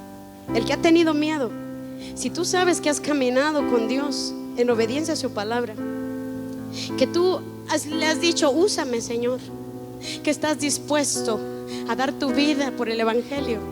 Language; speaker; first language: Spanish; native; Spanish